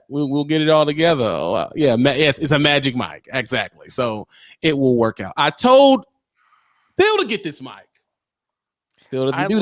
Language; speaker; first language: English; native; English